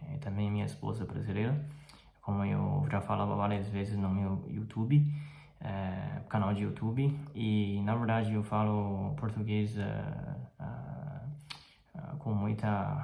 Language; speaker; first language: Portuguese; non-native, fluent; Chinese